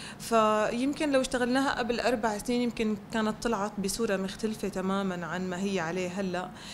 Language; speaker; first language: Arabic; native; Arabic